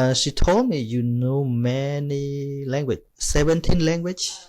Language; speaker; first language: English; non-native, fluent; Khmer